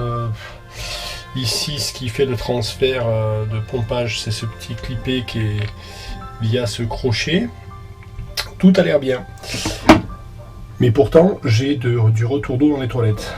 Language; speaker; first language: French; native; French